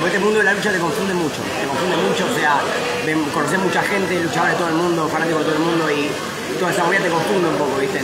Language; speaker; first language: Spanish; native; Spanish